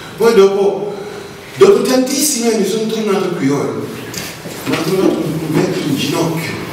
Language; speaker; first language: Italian; non-native, fluent; Wolof